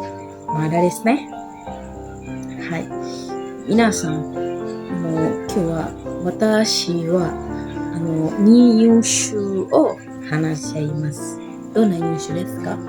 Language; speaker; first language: Japanese; non-native, learner; Indonesian